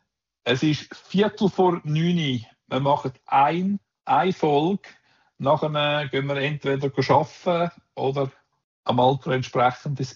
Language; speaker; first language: German; native; German